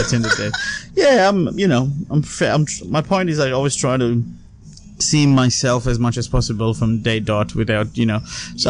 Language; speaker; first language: English; non-native, local second language; Sinhala